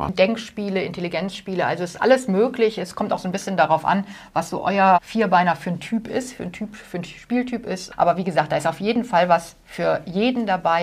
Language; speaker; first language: German; native; German